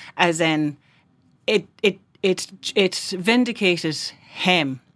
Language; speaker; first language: English; native; English